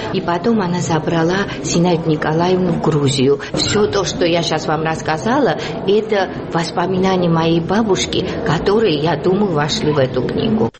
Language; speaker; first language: Russian; non-native, local second language; Georgian